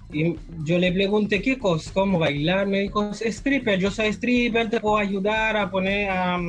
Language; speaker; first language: Spanish; non-native, fluent; Haitian Creole